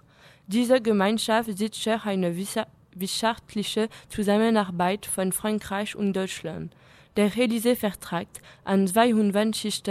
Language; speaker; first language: German; non-native, learner; French